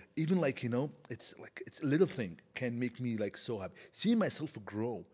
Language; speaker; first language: English; non-native, fluent; Arabic